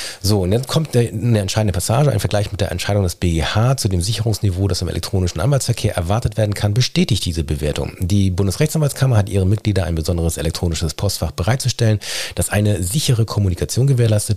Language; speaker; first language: German; native; German